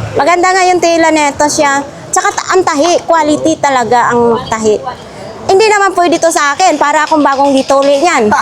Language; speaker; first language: Filipino; non-native, local second language; Masbatenyo